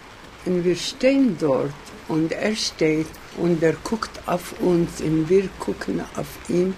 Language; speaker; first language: German; non-native, fluent; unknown